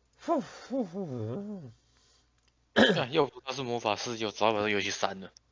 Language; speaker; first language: Chinese; native; Chinese